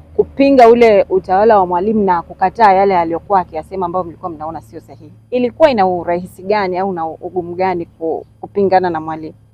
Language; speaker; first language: Swahili; native; Swahili